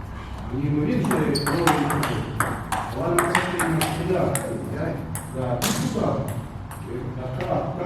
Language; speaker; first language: Hebrew; non-native, learner; Russian